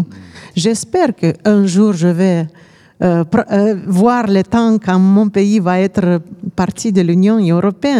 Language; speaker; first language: French; non-native, fluent; Romanian